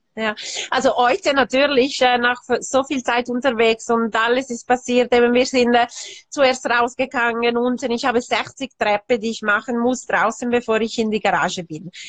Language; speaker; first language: German; non-native, local second language; Italian